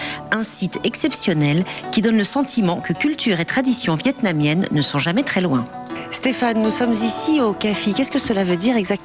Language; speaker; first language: French; native; French